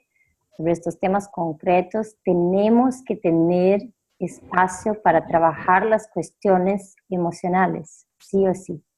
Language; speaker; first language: Spanish; non-native, fluent; Portuguese